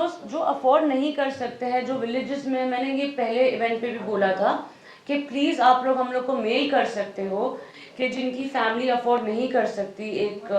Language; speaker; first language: Hindi; native; Hindi